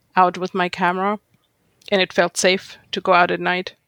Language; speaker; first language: English; non-native, fluent; German